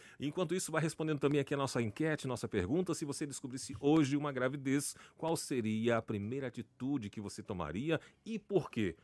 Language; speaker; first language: Portuguese; native; Portuguese